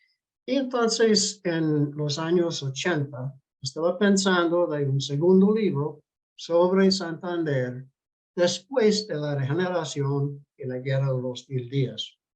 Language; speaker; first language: Spanish; non-native, fluent; English